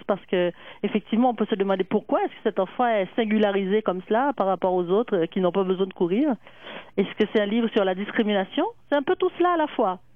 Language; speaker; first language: French; native; French